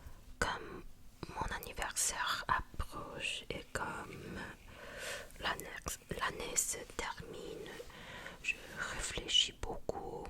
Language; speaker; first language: French; non-native, fluent; Japanese